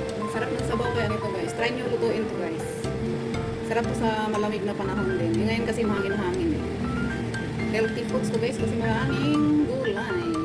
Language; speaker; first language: Filipino; non-native, local second language; Cebuano